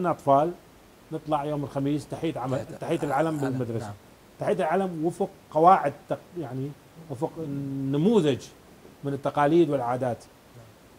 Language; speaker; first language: Arabic; native; Arabic